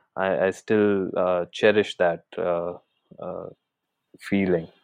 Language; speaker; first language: English; non-native, local second language; Hindi